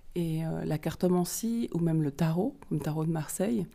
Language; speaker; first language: French; native; French